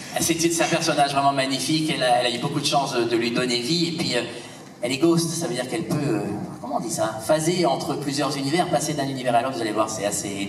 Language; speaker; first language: French; native; French